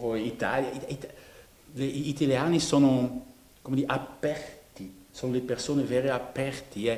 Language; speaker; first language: Italian; non-native, learner; Dutch